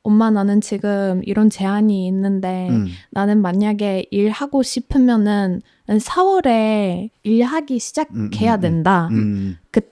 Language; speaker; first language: Korean; non-native, fluent; Polish